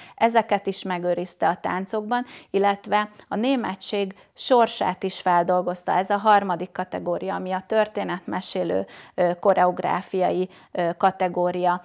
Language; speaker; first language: Hungarian; native; Hungarian